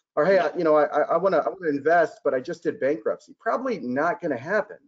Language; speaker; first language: English; native; English